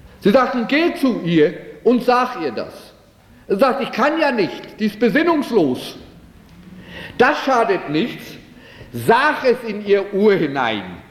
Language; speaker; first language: German; early bilingual, heritage; German